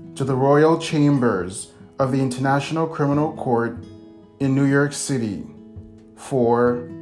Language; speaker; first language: English; early bilingual, other home language; Portuguese